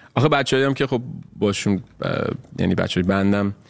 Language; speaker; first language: Persian; native; Persian